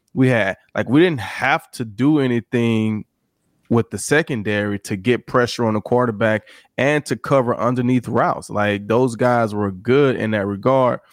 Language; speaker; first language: English; native; English